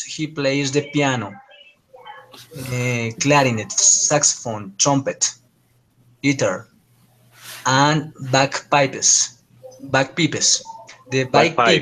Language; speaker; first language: English; non-native, learner; Spanish